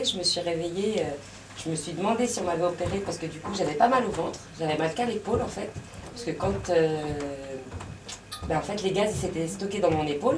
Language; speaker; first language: French; native; French